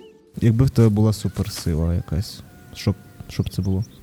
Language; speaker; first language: Ukrainian; native; Ukrainian